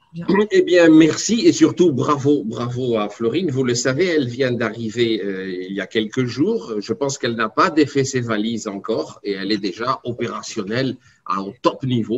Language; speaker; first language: French; native; French